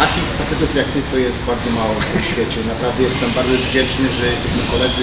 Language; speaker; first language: Polish; early bilingual, heritage; Polish